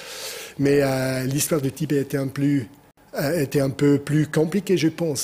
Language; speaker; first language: French; non-native, fluent; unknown